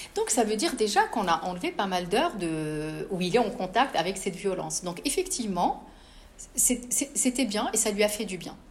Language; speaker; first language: French; non-native, local second language; Arabic